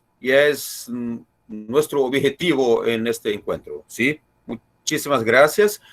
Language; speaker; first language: Spanish; non-native, learner; Portuguese